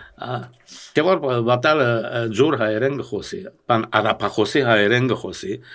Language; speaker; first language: Armenian; early bilingual, heritage; Armenian